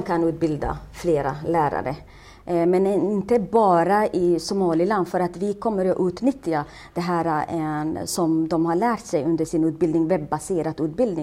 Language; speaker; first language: Swedish; non-native, fluent; Somali